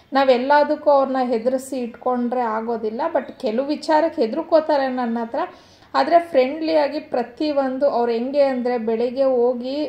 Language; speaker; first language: Kannada; non-native, local second language; Telugu